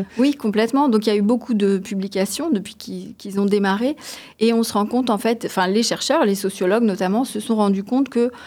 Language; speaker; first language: French; native; French